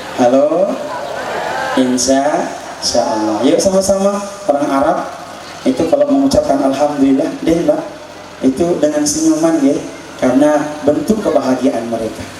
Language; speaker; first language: Indonesian; non-native, local second language; Buginese